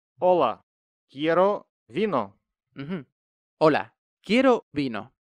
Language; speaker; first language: Spanish; non-native, fluent; Russian